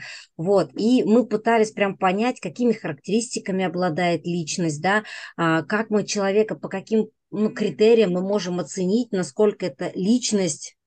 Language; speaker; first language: Russian; native; Russian